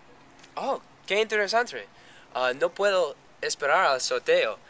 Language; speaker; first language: Spanish; non-native, learner; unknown